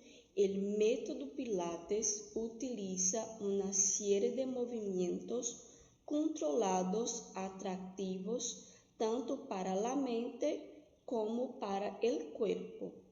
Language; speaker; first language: Spanish; non-native, fluent; Portuguese